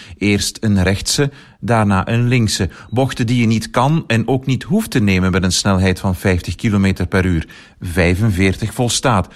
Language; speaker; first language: Dutch; native; Dutch